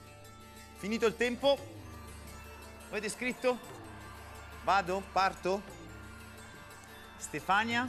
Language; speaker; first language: Italian; native; Italian